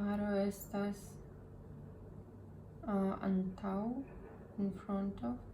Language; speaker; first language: English; non-native, learner; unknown